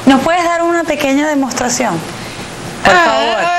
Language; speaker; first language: Spanish; native; Spanish